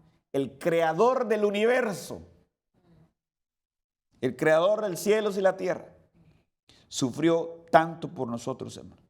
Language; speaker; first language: Spanish; native; Spanish